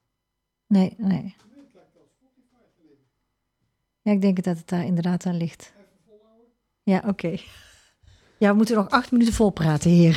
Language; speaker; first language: Dutch; native; Dutch